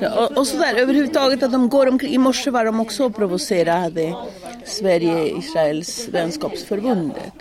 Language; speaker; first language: Swedish; non-native, fluent; Spanish